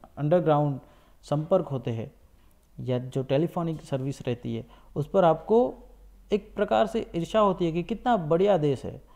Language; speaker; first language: Hindi; non-native, local second language; Gujarati